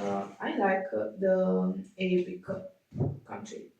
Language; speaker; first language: English; non-native, learner; Italian